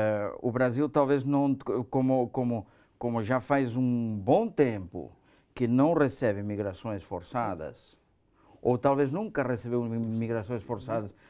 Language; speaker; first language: Portuguese; non-native, fluent; Spanish